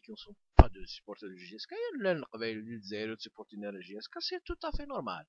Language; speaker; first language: French; non-native, local second language; Kabyle